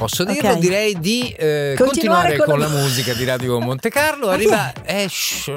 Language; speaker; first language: Italian; native; Italian